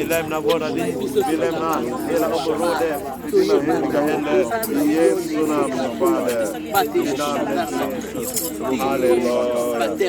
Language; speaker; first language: Swedish; non-native, fluent; Lingala